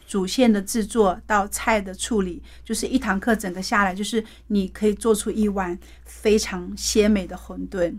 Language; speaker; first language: Chinese; native; Chinese